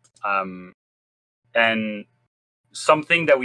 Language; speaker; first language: English; non-native, fluent; French